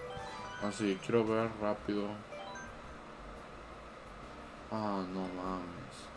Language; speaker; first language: Spanish; native; Spanish